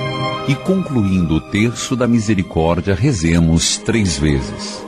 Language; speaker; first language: Portuguese; native; Portuguese